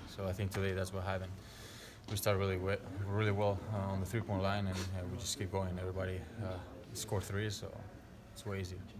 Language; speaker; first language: English; non-native, fluent; Spanish